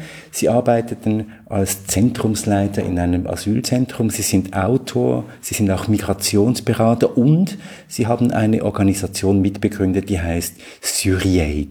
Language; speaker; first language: German; native; German